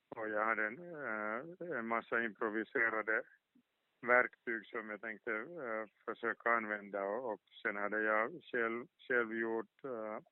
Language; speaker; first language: Swedish; non-native, local second language; Finnish